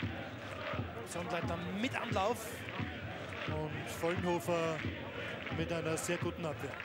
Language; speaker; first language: German; native; German